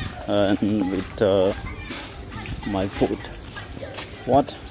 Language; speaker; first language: English; non-native, learner; Vietnamese